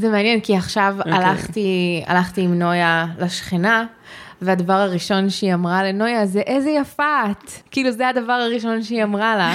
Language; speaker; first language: Hebrew; native; Hebrew